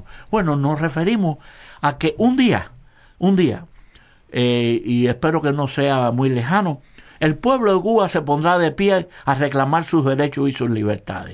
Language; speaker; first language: Spanish; native; Spanish